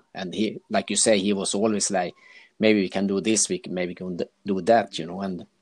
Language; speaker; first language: English; non-native, fluent; Swedish